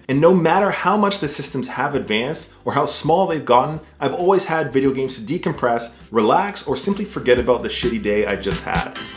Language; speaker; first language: English; native; English